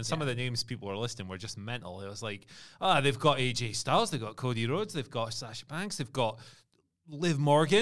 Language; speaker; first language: English; native; English